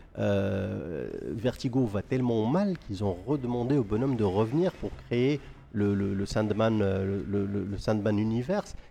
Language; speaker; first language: French; non-native, local second language; Arabic